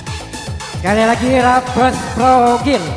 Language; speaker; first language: Indonesian; native; Indonesian